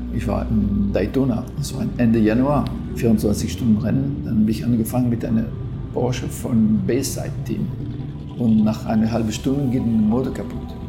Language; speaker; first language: German; non-native, fluent; French